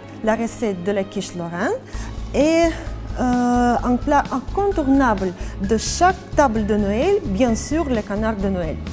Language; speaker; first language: French; non-native, learner; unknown